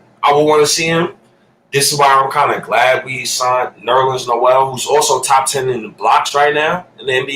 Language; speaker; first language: English; native; English